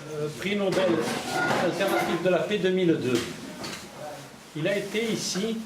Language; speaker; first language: French; native; French